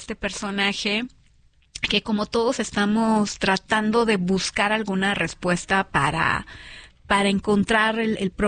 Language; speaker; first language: Spanish; native; Spanish